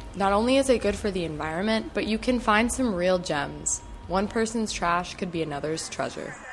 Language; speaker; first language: English; native; English